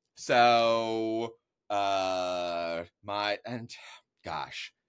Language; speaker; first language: English; native; English